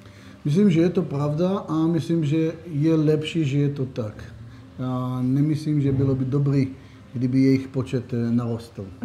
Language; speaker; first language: Czech; non-native, learner; Hebrew